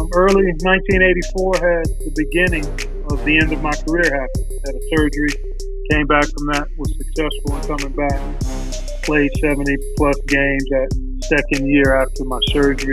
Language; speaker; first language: English; native; English